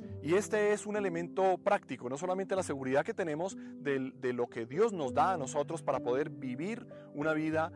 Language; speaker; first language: Spanish; native; Spanish